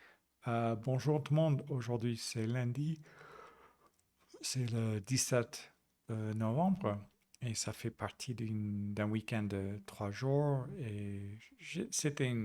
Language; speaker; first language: French; non-native, learner; English